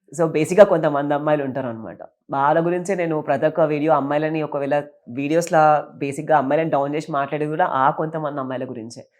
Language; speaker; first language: Telugu; native; Telugu